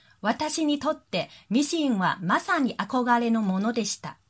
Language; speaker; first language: Japanese; non-native, fluent; Chinese